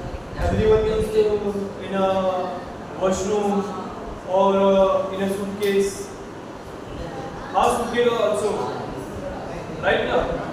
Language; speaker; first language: English; non-native, local second language; Hindi